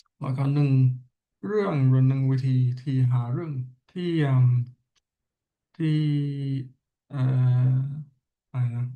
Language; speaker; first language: Thai; non-native, learner; English